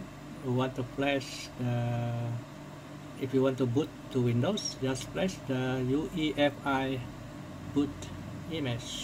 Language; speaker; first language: English; non-native, fluent; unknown